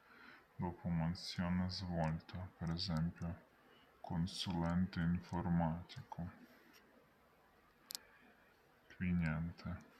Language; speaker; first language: Italian; non-native, learner; Ukrainian